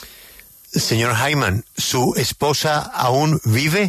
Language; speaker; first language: Spanish; native; Spanish